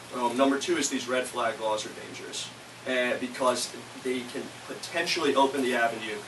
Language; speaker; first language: English; native; English